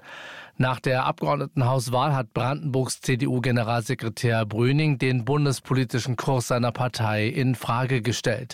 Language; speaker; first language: German; native; German